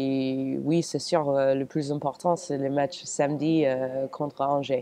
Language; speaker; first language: French; non-native, fluent; English